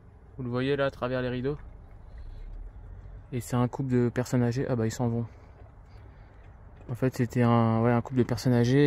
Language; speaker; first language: French; native; French